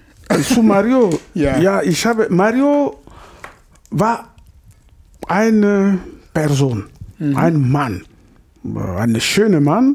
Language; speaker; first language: German; non-native, learner; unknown